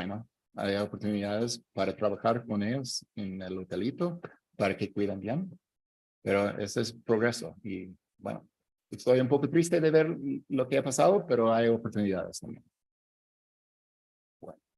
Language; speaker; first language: Spanish; non-native, fluent; English